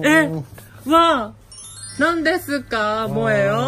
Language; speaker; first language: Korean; non-native, learner; Japanese